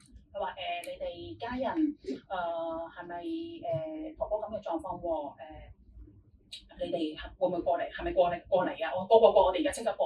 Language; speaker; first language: Cantonese; native; Cantonese